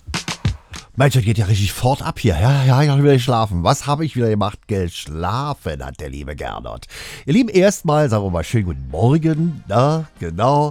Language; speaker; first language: German; native; German